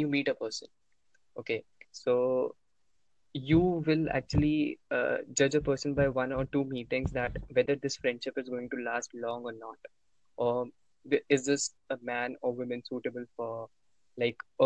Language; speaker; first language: English; non-native, local second language; Hindi